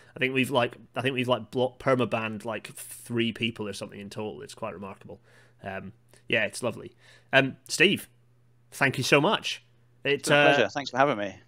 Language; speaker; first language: English; native; English